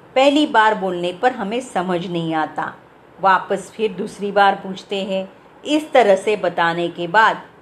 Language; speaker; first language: Hindi; non-native, local second language; Marathi